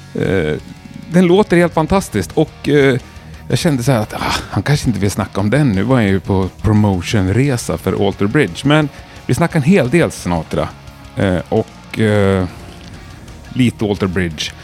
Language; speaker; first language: Swedish; native; Swedish